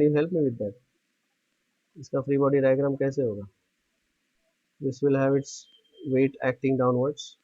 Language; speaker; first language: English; non-native, local second language; Hindi